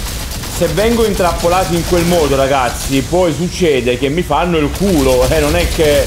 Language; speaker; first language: Italian; native; Italian